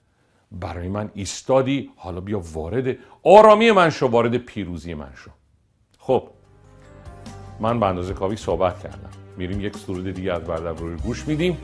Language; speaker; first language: Persian; native; Persian